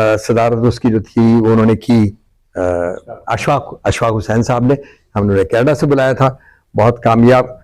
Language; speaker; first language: Urdu; native; Urdu